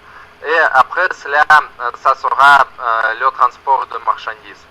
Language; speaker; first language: French; non-native, learner; Russian